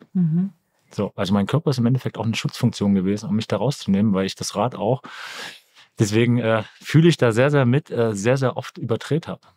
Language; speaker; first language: German; native; German